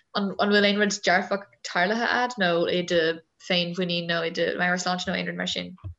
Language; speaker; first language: Irish; non-native, local second language; English